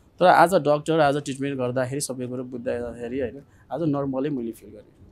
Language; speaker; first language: Nepali; non-native, local second language; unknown